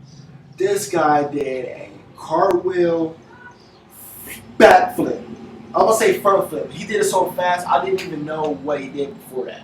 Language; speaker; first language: English; native; English